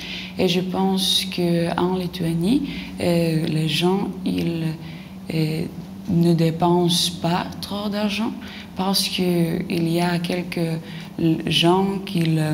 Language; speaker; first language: French; non-native, learner; Lithuanian